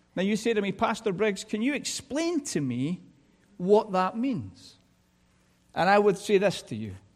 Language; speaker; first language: English; native; English